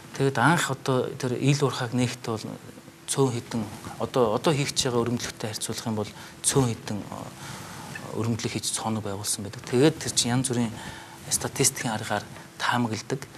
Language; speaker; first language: Mongolian; native; Mongolian